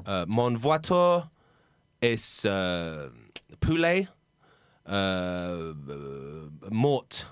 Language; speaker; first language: French; non-native, learner; English